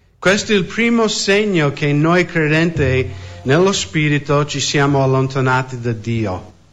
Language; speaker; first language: Italian; non-native, fluent; English